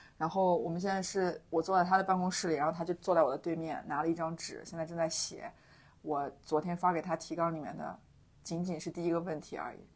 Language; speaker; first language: Chinese; native; Chinese